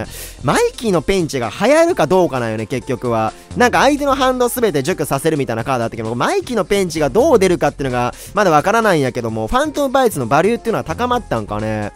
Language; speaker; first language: Japanese; native; Japanese